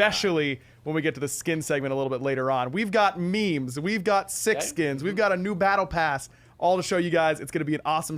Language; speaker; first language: English; native; English